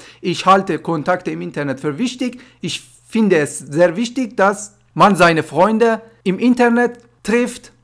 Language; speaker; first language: German; non-native, fluent; Persian